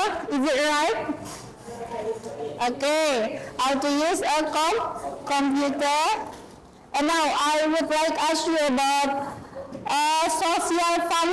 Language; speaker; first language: English; non-native, learner; Indonesian